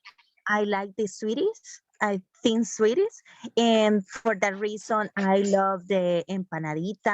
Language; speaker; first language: English; non-native, learner; Spanish